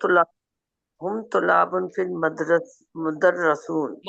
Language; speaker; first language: Arabic; non-native, learner; Urdu